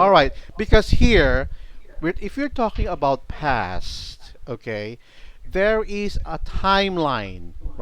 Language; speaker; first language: English; non-native, fluent; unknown